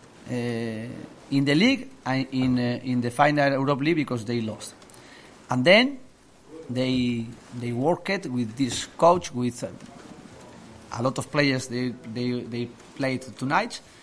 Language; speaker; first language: English; non-native, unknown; Spanish